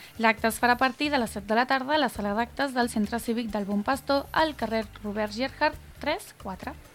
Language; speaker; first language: Catalan; native; Catalan